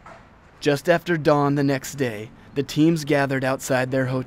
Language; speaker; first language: English; native; English